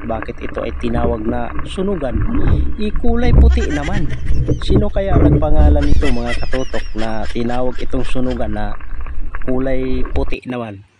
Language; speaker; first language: Filipino; non-native, local second language; Masbatenyo